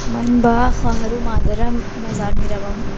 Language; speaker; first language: Persian; non-native, learner; Urdu